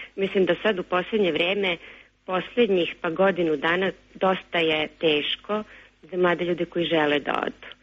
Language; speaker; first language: Serbian; native; Serbian